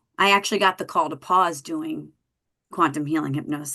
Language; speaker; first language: English; native; English